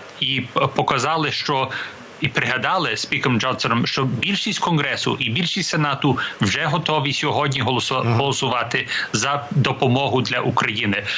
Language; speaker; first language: Ukrainian; early bilingual, heritage; English